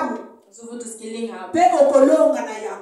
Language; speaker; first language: German; non-native, fluent; Lingala